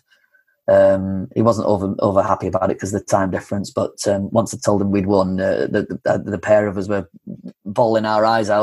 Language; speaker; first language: English; native; English